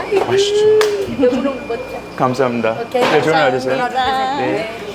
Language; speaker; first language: Korean; non-native, fluent; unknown